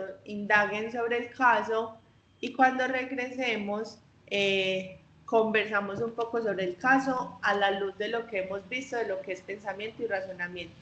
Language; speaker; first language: Spanish; native; Spanish